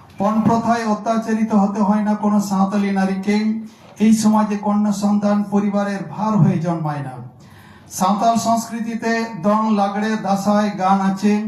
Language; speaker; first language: Bangla; non-native, local second language; Santali